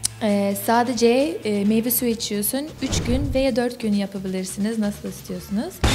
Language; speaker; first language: Turkish; non-native, fluent; English